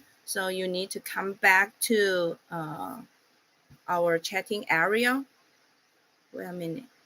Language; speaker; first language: English; non-native, fluent; Chinese